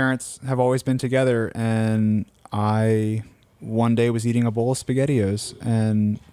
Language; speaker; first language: English; native; English